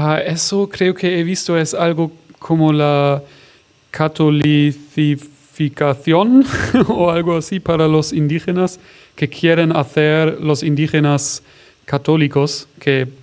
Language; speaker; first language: Spanish; non-native, fluent; German